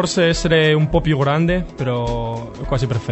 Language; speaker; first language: Italian; non-native, learner; Spanish